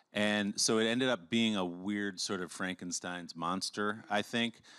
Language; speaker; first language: English; native; English